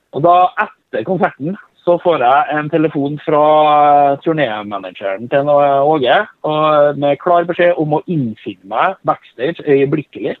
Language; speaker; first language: Norwegian; native; Norwegian